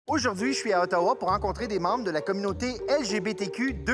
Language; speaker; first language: French; native; French